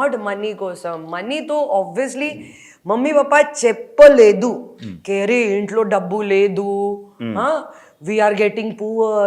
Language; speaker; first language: Telugu; non-native, fluent; Hindi